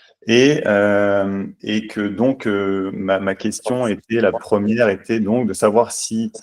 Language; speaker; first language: French; native; French